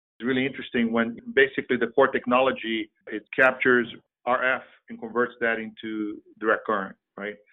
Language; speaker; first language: English; non-native, fluent; Portuguese